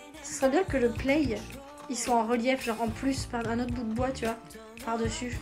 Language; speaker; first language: French; native; French